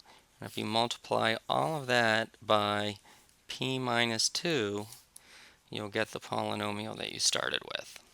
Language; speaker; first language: English; native; English